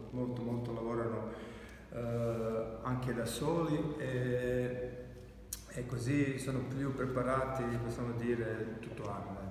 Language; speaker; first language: Italian; non-native, fluent; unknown